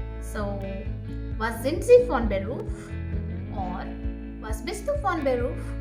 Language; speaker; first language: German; non-native, fluent; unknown